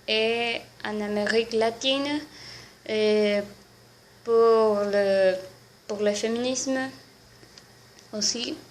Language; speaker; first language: French; non-native, learner; Spanish